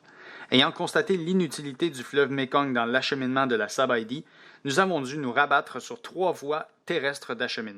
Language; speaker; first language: French; native; French